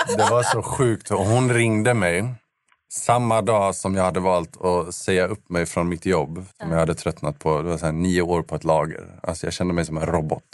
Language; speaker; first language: Swedish; native; Swedish